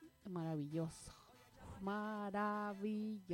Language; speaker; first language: Spanish; native; Spanish